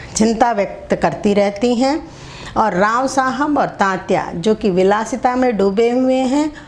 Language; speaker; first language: Hindi; non-native, local second language; Telugu